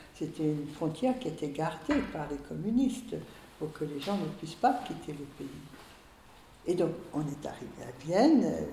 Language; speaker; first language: French; early bilingual, other home language; Hungarian